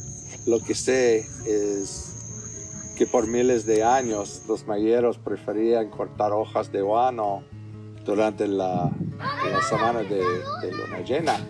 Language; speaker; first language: Spanish; non-native, fluent; English